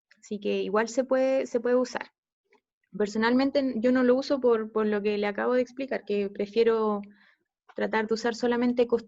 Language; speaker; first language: Spanish; native; Spanish